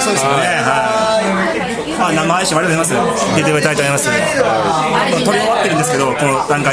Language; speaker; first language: Japanese; native; Japanese